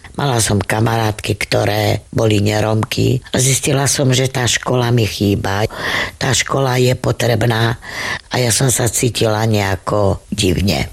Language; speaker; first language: Slovak; non-native, local second language; Romany